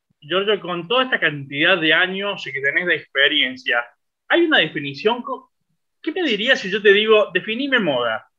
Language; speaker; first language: Spanish; native; Spanish